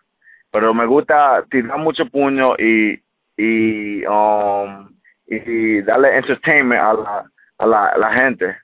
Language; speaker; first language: Spanish; early bilingual, heritage; English